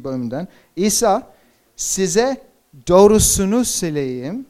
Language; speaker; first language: Turkish; non-native, fluent; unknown